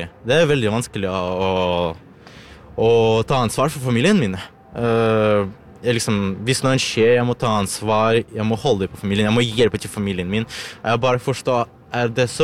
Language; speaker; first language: Norwegian; non-native, learner; Ukrainian